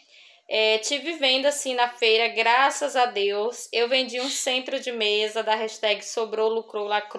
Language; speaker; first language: Portuguese; native; Portuguese